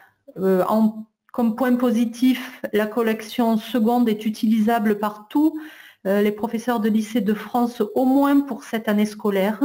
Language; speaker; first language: French; native; French